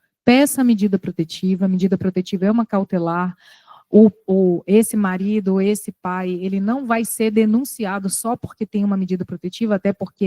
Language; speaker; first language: Portuguese; native; Portuguese